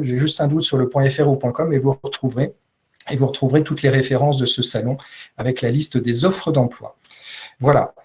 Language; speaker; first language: French; native; French